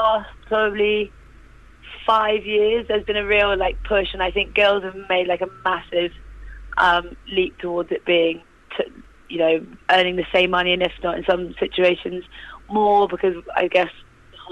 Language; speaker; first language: English; native; English